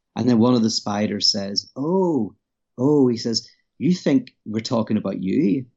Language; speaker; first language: English; native; English